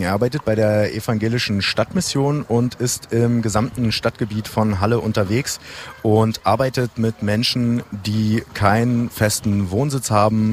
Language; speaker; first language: German; native; German